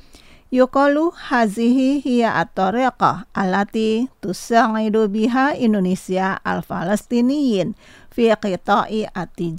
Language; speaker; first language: Arabic; non-native, fluent; Indonesian